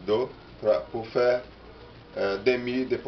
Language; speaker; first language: French; non-native, learner; Portuguese